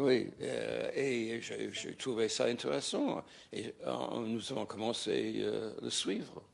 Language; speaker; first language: French; non-native, fluent; English